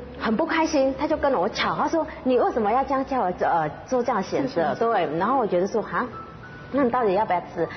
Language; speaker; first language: Chinese; non-native, fluent; Khmer